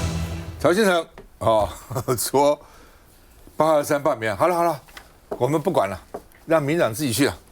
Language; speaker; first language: Chinese; native; Chinese